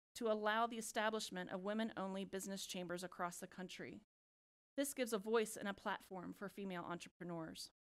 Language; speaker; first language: English; native; English